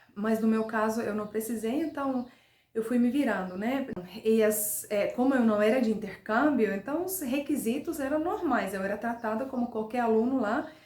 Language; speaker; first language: Portuguese; non-native, fluent; Finnish